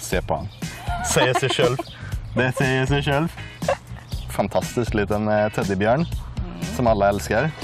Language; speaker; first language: Norwegian; native; Norwegian